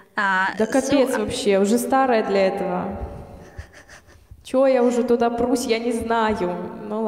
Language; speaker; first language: Russian; native; Russian